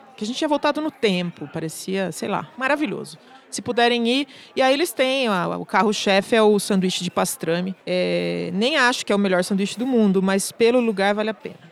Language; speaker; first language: Portuguese; native; Portuguese